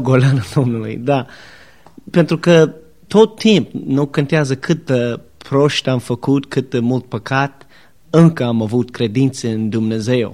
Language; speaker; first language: Romanian; non-native, learner; English